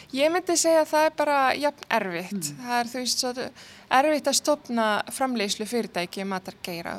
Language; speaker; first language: Icelandic; non-native, fluent; Arabic